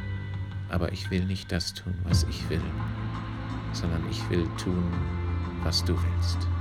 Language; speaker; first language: German; native; German